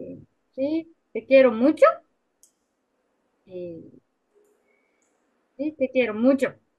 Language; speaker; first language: Spanish; non-native, learner; Japanese